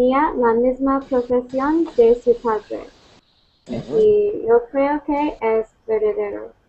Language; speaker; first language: Spanish; non-native, learner; English